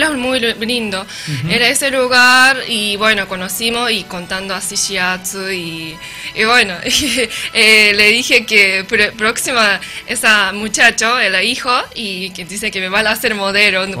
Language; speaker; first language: Spanish; non-native, learner; Japanese